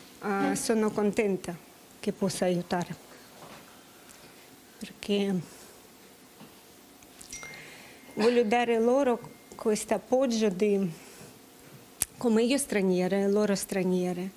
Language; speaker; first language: Italian; non-native, learner; Russian